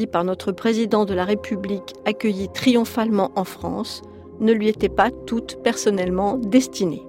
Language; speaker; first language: French; native; French